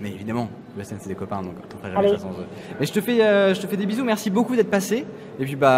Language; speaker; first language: French; native; French